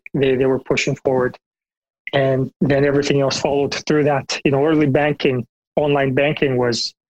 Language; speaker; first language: English; non-native, fluent; Bulgarian